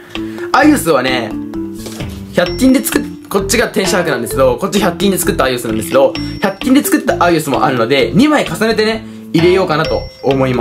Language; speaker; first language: Japanese; native; Japanese